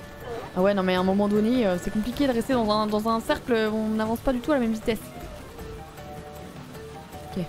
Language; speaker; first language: French; native; French